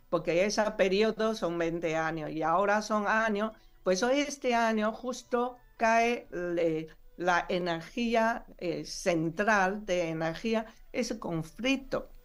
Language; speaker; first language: Spanish; non-native, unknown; Chinese